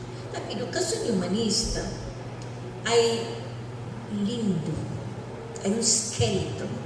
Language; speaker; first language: Portuguese; non-native, fluent; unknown